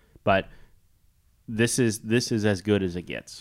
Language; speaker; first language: English; native; English